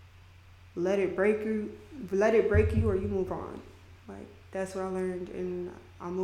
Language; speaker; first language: English; native; English